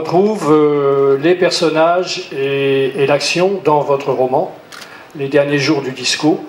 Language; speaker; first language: French; native; French